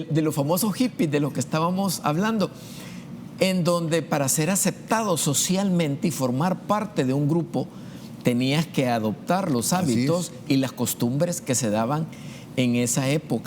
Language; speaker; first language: Spanish; native; Spanish